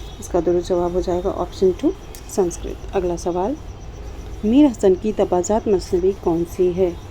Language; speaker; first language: Urdu; native; Urdu